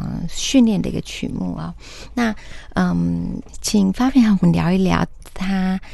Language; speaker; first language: Chinese; native; Chinese